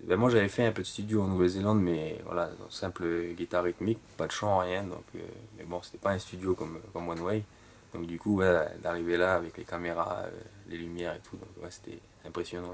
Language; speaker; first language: French; native; French